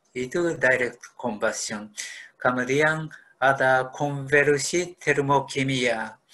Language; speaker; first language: Indonesian; non-native, fluent; Japanese